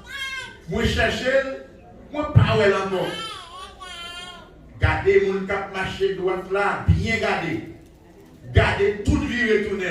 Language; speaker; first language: French; non-native, local second language; Haitian Creole